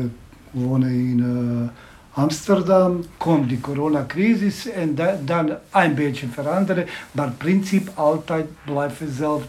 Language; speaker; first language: Dutch; non-native, learner; Bosnian